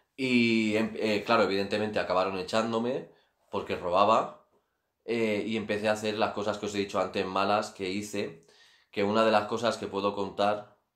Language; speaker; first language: Spanish; native; Spanish